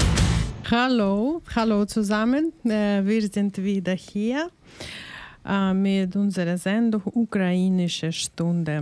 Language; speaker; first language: German; non-native, learner; Ukrainian